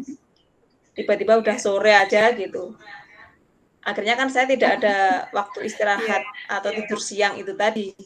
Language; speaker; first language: Indonesian; non-native, local second language; Javanese